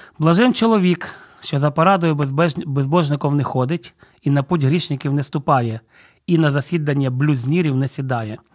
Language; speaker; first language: Ukrainian; non-native, local second language; Russian